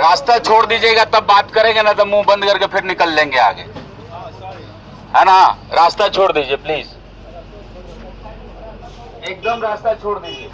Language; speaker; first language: Hindi; non-native, local second language; Bhojpuri